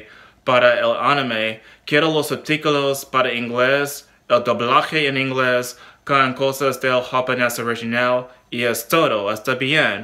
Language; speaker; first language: Spanish; non-native, learner; English